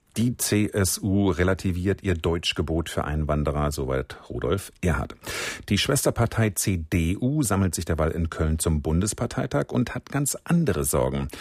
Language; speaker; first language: German; native; German